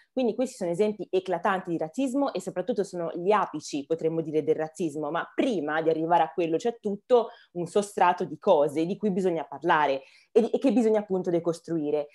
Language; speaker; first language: Italian; early bilingual, other home language; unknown